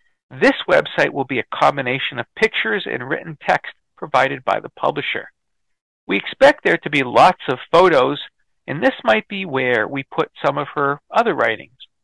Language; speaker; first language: English; native; English